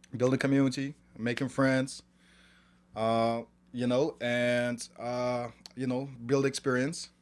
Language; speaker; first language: English; non-native, fluent; Kazakh